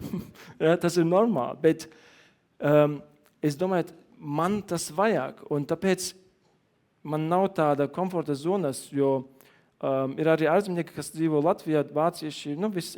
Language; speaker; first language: Latvian; non-native, learner; German